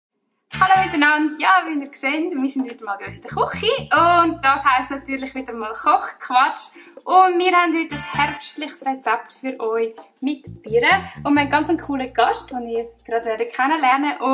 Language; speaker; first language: German; native; German